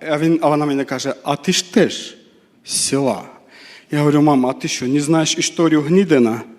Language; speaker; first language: Ukrainian; non-native, fluent; Armenian